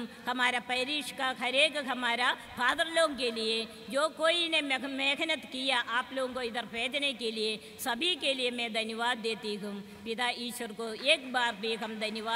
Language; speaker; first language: Hindi; non-native, local second language; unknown